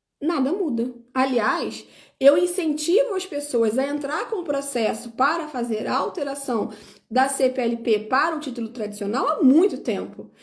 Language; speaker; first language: Portuguese; native; Portuguese